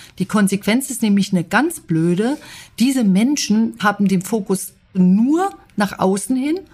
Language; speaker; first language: German; native; German